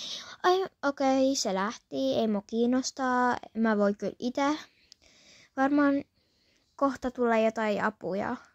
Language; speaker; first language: Finnish; early bilingual, other home language; Polish